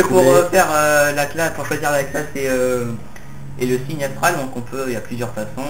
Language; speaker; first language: French; native; French